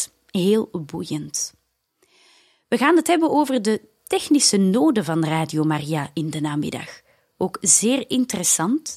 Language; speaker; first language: Dutch; native; Dutch